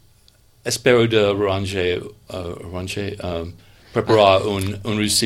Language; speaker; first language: Catalan; non-native, learner; English